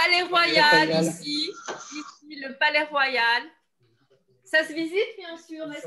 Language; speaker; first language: French; non-native, fluent; Turkish